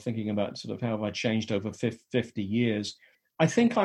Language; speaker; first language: English; native; English